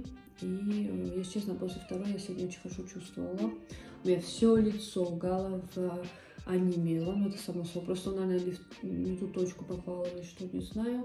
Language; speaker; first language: Russian; native; Russian